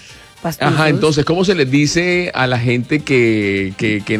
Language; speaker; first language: Spanish; native; Spanish